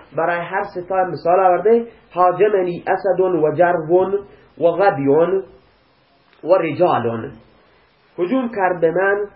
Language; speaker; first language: Persian; non-native, local second language; Baluchi